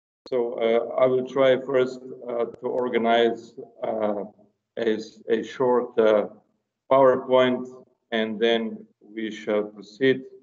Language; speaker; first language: English; non-native, fluent; Slovenian